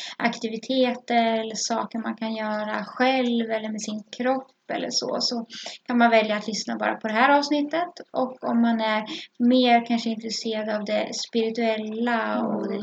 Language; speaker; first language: Swedish; native; Swedish